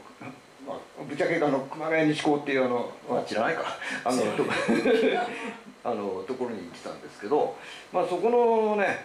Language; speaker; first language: Japanese; native; Japanese